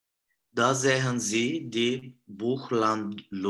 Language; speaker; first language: German; non-native, learner; Turkish